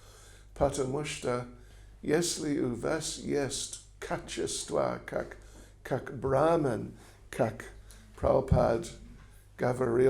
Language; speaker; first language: Russian; non-native, learner; English